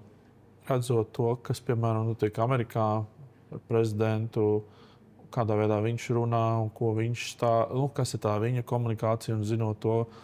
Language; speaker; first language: Latvian; native; Latvian